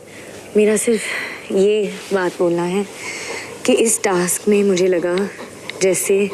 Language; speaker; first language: Hindi; native; Hindi